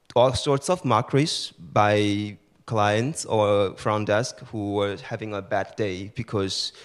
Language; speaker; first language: English; early bilingual, other home language; Chinese